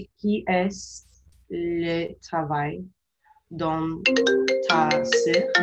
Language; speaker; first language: French; non-native, learner; English